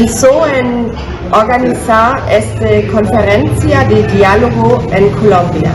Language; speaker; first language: Spanish; non-native, fluent; German